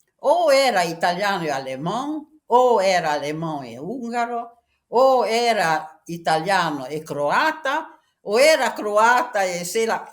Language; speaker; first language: Portuguese; non-native, fluent; Venetian